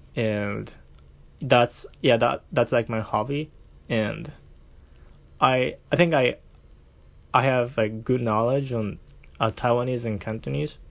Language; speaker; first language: English; non-native, fluent; Japanese